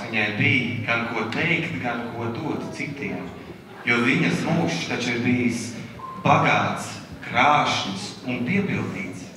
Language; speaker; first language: Latvian; native; Latvian